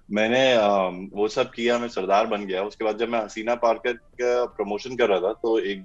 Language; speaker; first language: Hindi; native; Hindi